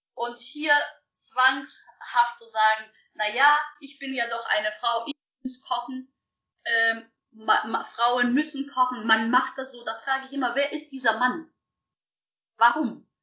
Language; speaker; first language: German; non-native, fluent; Russian